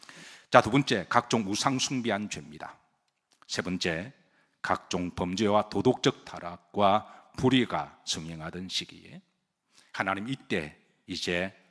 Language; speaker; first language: Korean; native; Korean